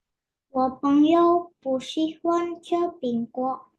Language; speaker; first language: Chinese; non-native, learner; Indonesian